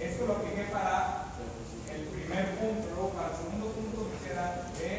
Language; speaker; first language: Spanish; native; Spanish